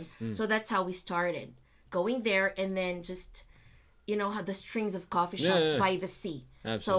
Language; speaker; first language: English; non-native, local second language; Filipino